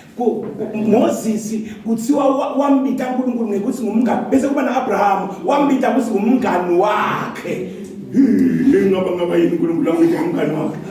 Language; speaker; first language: Zulu; non-native, local second language; Swati